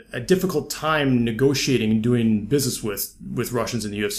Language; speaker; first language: English; native; English